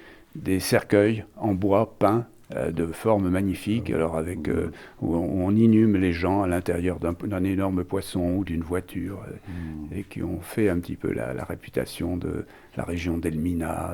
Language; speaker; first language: French; native; French